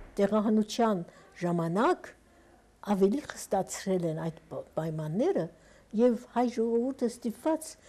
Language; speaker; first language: Armenian; early bilingual, heritage; Armenian